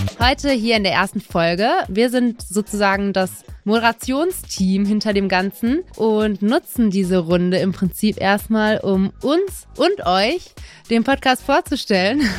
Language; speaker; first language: German; native; German